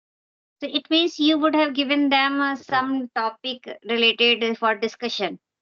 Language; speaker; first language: English; non-native, local second language; Hindi